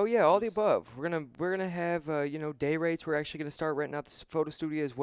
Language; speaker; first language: English; native; English